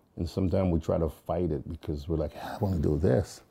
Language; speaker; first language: English; early bilingual, other home language; Jamaican Creole English